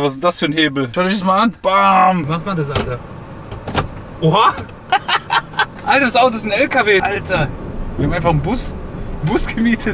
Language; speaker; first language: German; native; German